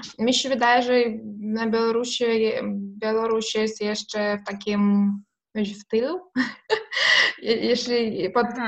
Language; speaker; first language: Polish; non-native, fluent; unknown